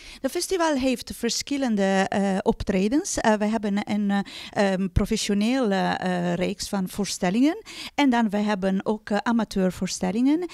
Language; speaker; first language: Dutch; non-native, fluent; Italian